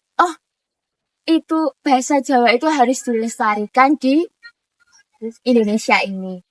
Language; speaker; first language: Indonesian; non-native, local second language; Javanese